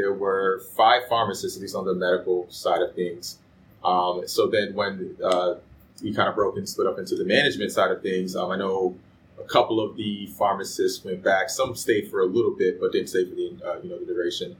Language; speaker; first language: English; early bilingual, other home language; Akan